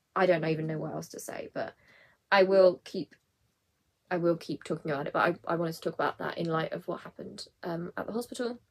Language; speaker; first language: English; native; English